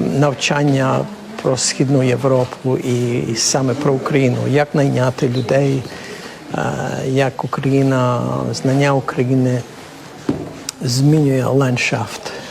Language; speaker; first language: Ukrainian; early bilingual, heritage; Ukrainian